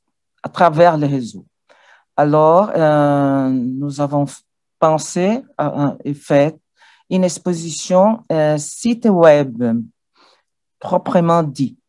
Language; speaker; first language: French; non-native, learner; Portuguese